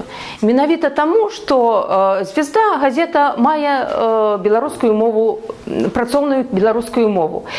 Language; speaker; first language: Belarusian; native; Belarusian